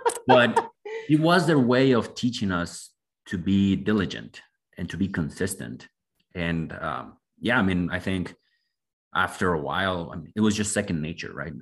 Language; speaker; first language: English; non-native, fluent; Spanish